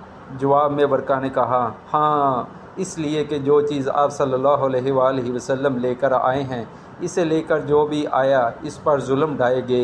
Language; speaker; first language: Urdu; native; Urdu